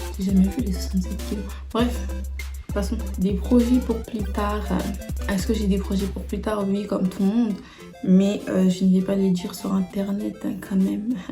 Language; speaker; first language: French; early bilingual, other home language; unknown